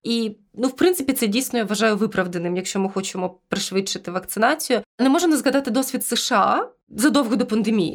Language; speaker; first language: Ukrainian; native; Ukrainian